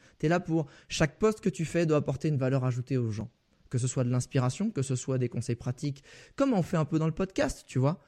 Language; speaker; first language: French; native; French